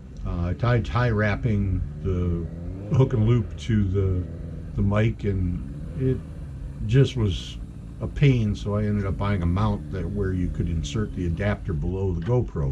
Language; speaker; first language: English; native; English